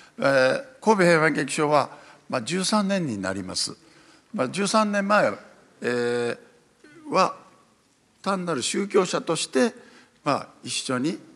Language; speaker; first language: Japanese; native; Japanese